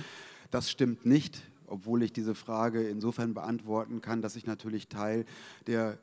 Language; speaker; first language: German; native; German